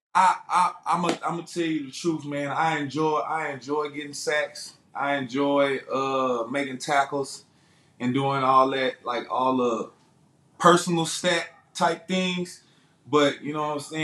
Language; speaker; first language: English; native; English